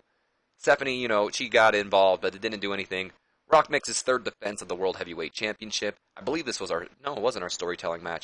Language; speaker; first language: English; native; English